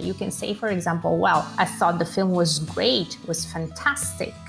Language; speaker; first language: English; non-native, fluent; Italian